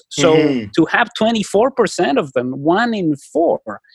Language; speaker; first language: English; non-native, fluent; Spanish